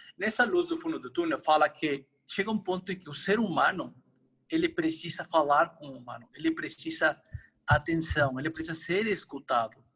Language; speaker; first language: Portuguese; non-native, fluent; Spanish